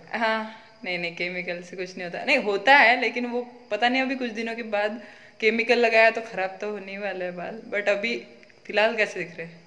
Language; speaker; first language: Hindi; non-native, local second language; Marathi